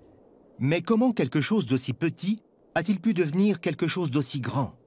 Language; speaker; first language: French; native; French